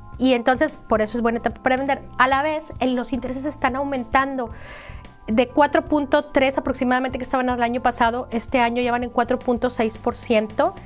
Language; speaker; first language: Spanish; native; Spanish